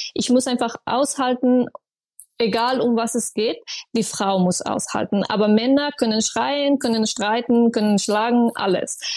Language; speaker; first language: German; non-native, fluent; Persian